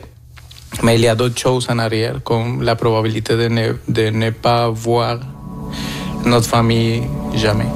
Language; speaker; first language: French; non-native, fluent; Spanish